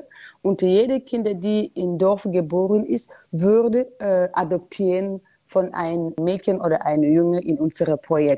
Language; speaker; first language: German; non-native, learner; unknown